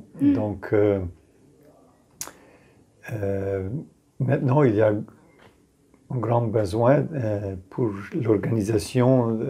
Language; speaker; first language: French; non-native, fluent; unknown